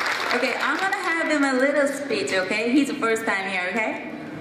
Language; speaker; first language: English; non-native, fluent; Korean